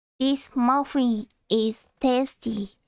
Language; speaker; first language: English; non-native, learner; Japanese